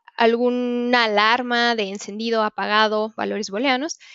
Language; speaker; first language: Spanish; native; Spanish